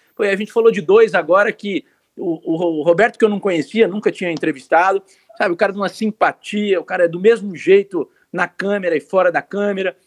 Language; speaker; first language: Portuguese; native; Portuguese